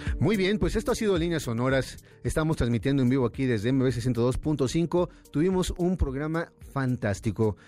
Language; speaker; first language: Spanish; native; Spanish